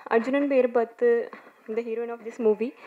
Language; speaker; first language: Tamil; non-native, learner; Bangla